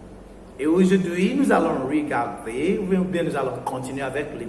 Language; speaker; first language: French; non-native, fluent; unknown